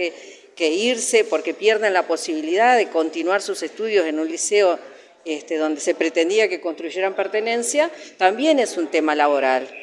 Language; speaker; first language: Spanish; native; Spanish